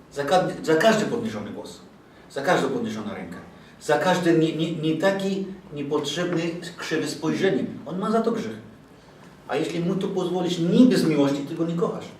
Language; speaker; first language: Polish; non-native, fluent; Arabic